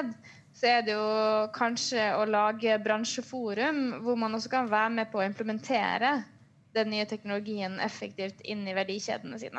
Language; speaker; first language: Norwegian; native; Norwegian